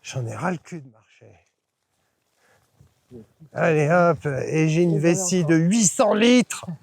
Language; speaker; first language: French; native; French